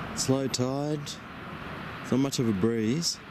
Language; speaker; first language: English; native; English